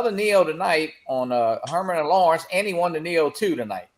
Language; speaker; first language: English; native; English